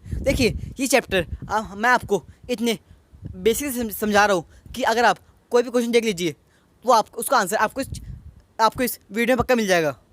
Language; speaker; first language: Hindi; native; Hindi